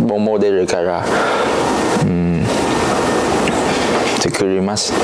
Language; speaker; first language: Japanese; non-native, learner; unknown